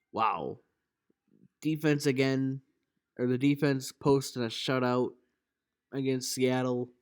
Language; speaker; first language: English; native; English